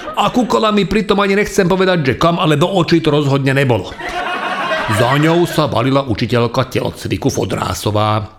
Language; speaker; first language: Slovak; non-native, local second language; Hungarian